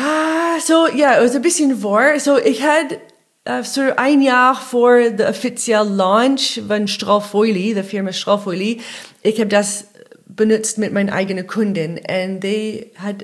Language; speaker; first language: German; non-native, learner; English